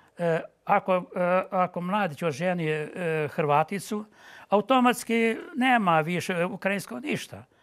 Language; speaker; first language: Bosnian; non-native, local second language; Ukrainian